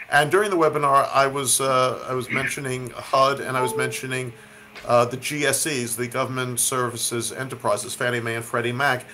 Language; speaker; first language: English; native; English